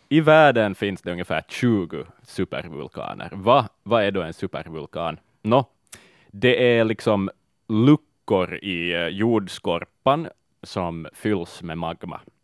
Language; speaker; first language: Swedish; native; Swedish